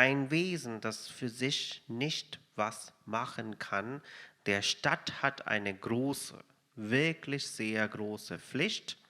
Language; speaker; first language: German; non-native, fluent; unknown